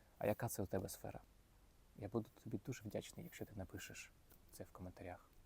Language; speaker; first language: Ukrainian; non-native, local second language; Russian